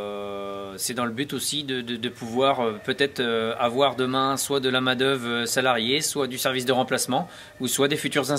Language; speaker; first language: French; native; French